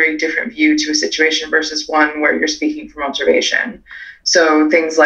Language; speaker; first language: English; native; English